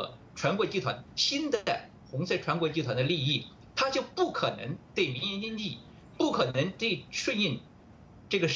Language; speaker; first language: Chinese; native; Chinese